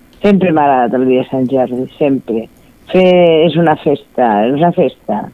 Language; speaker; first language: Catalan; native; Catalan